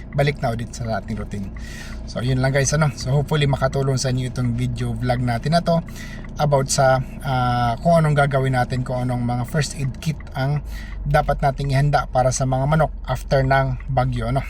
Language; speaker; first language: Filipino; non-native, local second language; Bikol